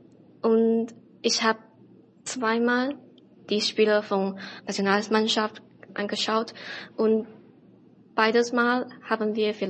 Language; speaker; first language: German; non-native, learner; Chinese